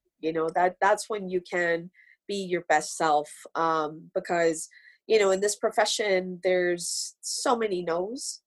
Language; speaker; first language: English; early bilingual, other home language; Spanish